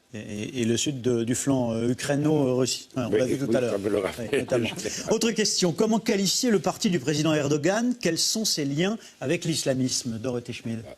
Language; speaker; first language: French; native; French